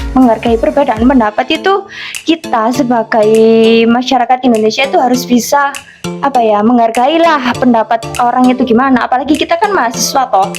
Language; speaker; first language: Indonesian; native; Indonesian